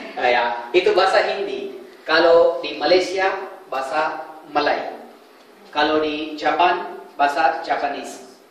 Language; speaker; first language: Indonesian; non-native, fluent; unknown